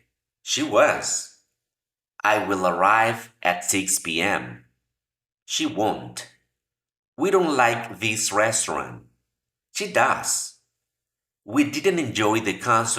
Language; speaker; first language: English; non-native, fluent; Spanish